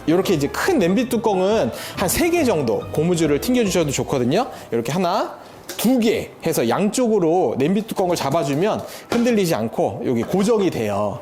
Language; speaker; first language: Korean; native; Korean